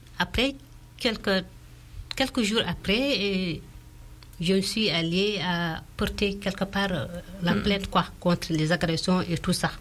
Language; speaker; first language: French; non-native, local second language; Arabic